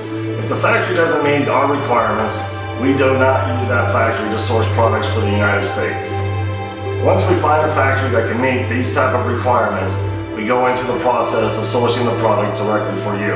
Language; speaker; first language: English; native; English